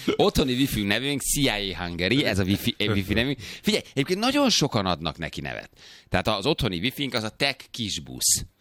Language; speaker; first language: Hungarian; native; Hungarian